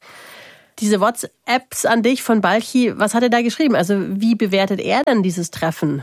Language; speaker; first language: German; native; German